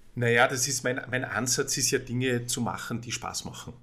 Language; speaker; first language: German; native; German